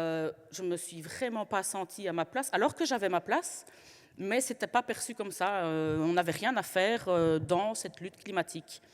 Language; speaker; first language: French; native; French